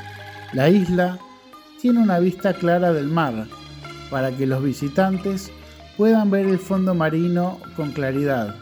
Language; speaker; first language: Spanish; non-native, fluent; Indonesian